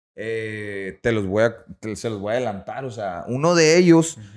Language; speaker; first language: Spanish; native; Spanish